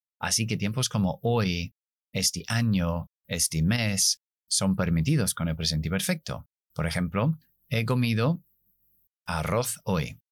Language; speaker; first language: Spanish; non-native, fluent; English